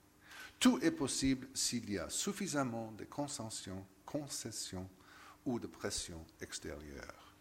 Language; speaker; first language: French; non-native, fluent; English